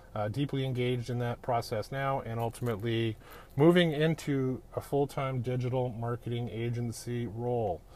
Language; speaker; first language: English; native; English